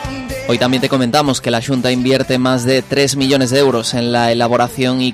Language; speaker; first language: Spanish; native; Spanish